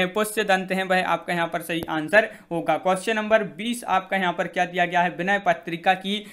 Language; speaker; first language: Hindi; native; Hindi